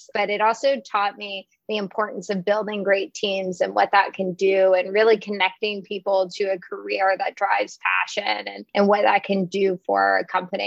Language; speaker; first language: English; native; English